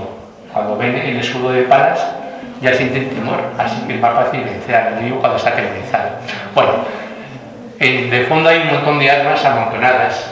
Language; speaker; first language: Spanish; native; Spanish